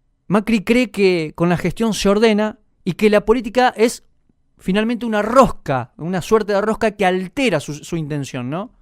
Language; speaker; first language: Spanish; native; Spanish